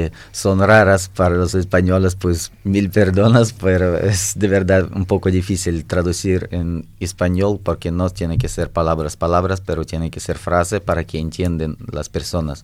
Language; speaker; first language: Spanish; non-native, fluent; Russian